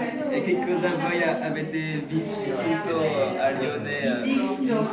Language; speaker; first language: Italian; non-native, learner; French